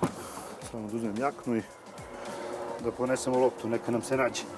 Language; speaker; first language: Serbian; native; Serbian